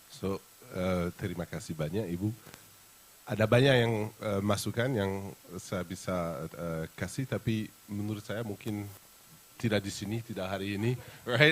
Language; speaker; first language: Indonesian; non-native, fluent; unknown